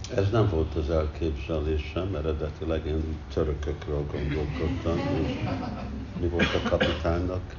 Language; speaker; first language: Hungarian; early bilingual, heritage; Hungarian